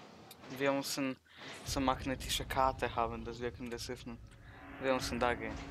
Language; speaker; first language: German; early bilingual, other home language; Polish